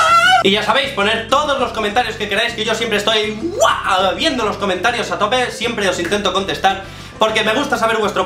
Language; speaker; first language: Spanish; native; Spanish